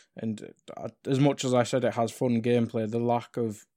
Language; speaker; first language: English; native; English